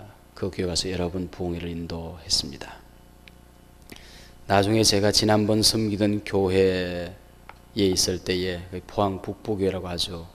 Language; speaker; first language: Korean; native; Korean